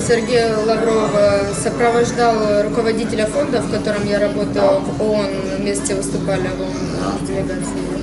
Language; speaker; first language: Russian; native; Russian